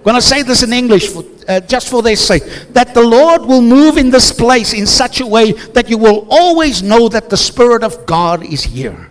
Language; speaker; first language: English; non-native, local second language; Afrikaans